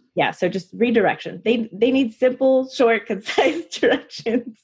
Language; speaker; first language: English; native; English